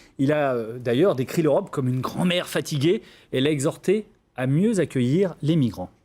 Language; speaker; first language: French; native; French